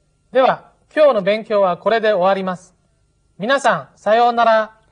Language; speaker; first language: Japanese; non-native, fluent; Chinese